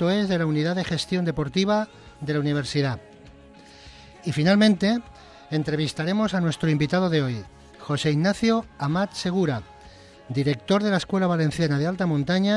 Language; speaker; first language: Spanish; native; Spanish